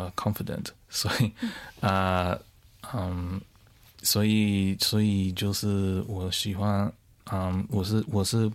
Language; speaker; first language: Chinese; early bilingual, heritage; Chinese